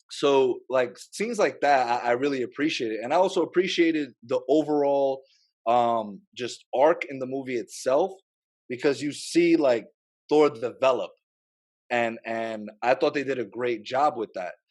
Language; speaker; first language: English; native; English